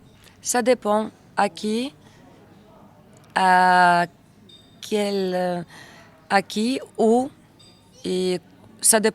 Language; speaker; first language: French; non-native, learner; Russian